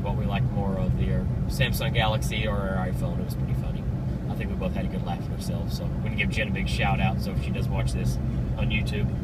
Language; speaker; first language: English; native; English